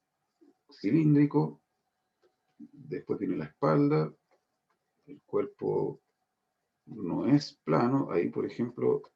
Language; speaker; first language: Spanish; native; Spanish